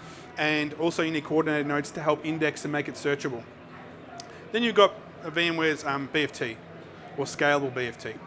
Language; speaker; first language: English; native; English